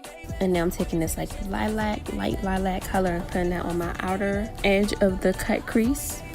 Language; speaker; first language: English; native; English